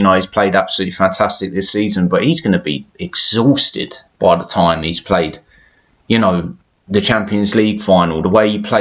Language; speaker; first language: English; native; English